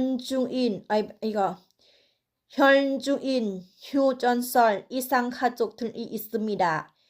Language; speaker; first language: Korean; non-native, learner; Thai